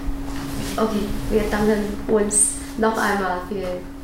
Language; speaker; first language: German; non-native, learner; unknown